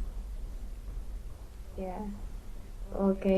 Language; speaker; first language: English; non-native, fluent; Bangla